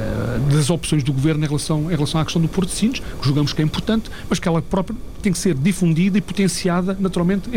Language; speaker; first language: Portuguese; native; Portuguese